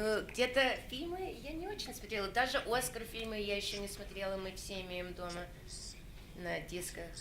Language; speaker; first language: Russian; early bilingual, heritage; Russian